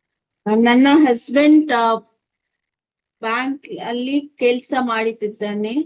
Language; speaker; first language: Kannada; non-native, learner; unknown